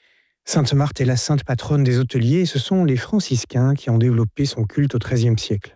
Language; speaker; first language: French; native; French